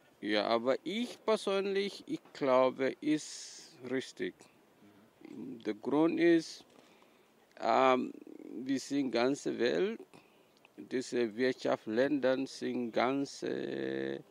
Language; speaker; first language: German; non-native, learner; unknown